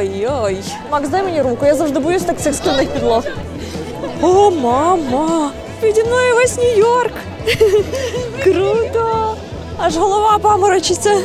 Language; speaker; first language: Ukrainian; native; Ukrainian